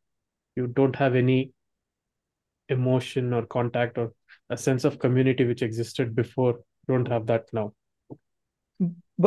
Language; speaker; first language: English; non-native, local second language; Kannada